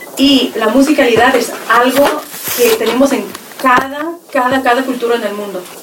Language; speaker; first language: Spanish; non-native, fluent; Russian